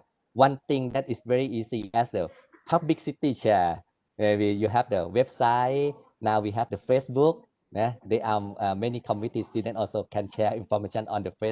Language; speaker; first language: English; non-native, learner; Thai